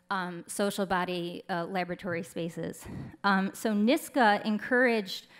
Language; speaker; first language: English; native; English